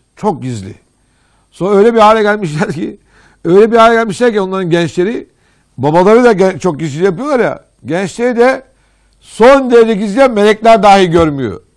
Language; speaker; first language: Turkish; native; Turkish